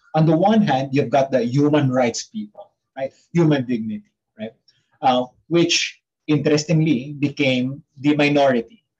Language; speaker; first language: English; non-native, local second language; Filipino